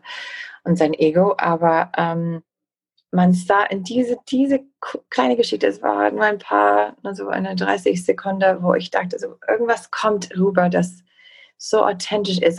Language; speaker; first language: German; non-native, fluent; English